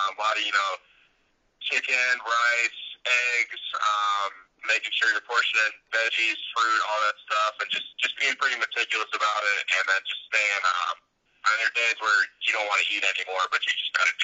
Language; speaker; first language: English; native; English